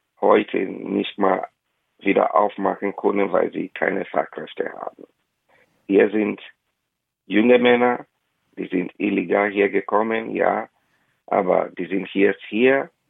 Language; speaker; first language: German; non-native, fluent; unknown